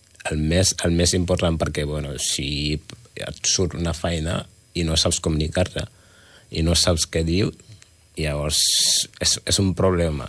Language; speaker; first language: Catalan; non-native, learner; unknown